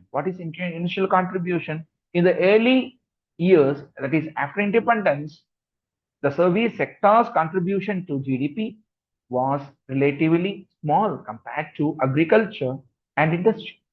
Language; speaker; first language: English; non-native, local second language; Tamil